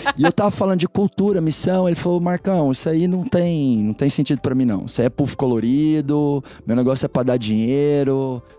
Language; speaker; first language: Portuguese; native; Portuguese